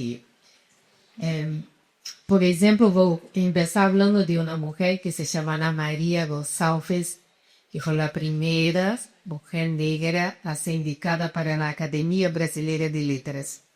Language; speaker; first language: Spanish; non-native, fluent; Portuguese